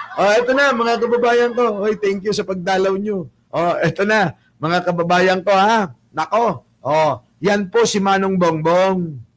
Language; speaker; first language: Filipino; non-native, local second language; Pangasinan